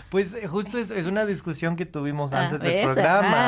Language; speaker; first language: Spanish; non-native, fluent; English